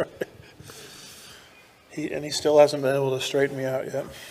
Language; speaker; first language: English; native; English